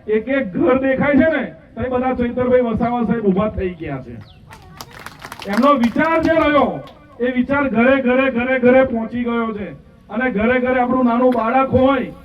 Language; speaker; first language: Gujarati; native; Gujarati